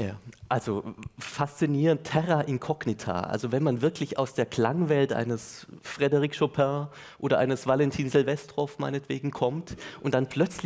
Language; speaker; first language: German; native; German